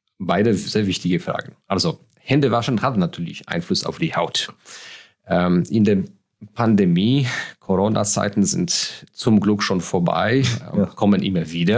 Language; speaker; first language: German; non-native, fluent; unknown